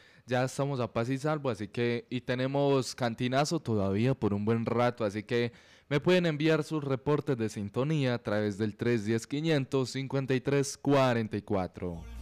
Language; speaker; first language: Spanish; native; Spanish